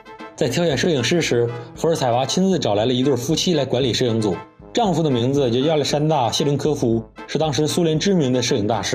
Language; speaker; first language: Chinese; native; Chinese